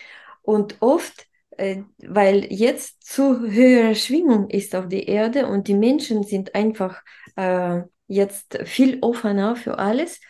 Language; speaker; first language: German; non-native, fluent; Russian